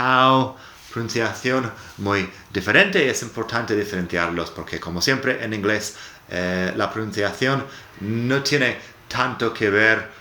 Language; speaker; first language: Spanish; non-native, fluent; English